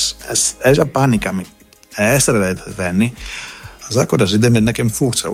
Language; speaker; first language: Hungarian; non-native, learner; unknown